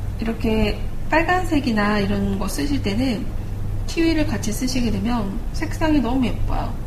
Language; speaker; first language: Korean; native; Korean